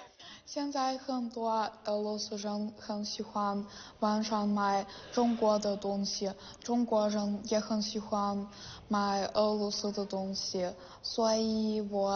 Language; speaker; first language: Chinese; non-native, learner; Russian